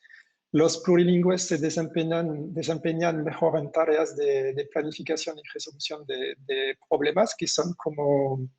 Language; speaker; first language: Spanish; non-native, fluent; French